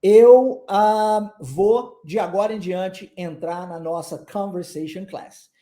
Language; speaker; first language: Portuguese; native; Portuguese